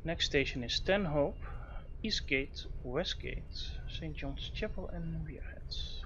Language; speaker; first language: English; non-native, fluent; Dutch